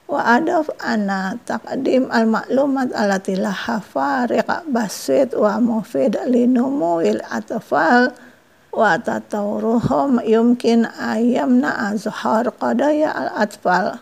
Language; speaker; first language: Arabic; non-native, learner; Indonesian